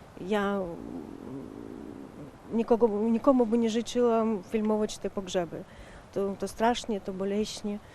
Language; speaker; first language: Polish; non-native, learner; Ukrainian